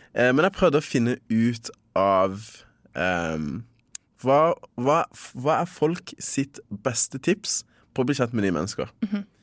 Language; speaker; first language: Norwegian; native; Norwegian